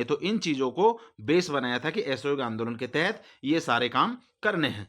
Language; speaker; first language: Hindi; native; Hindi